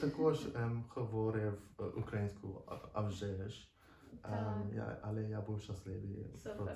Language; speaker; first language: Ukrainian; non-native, learner; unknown